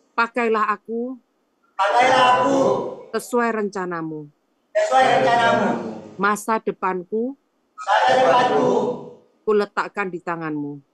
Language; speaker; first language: Indonesian; native; Indonesian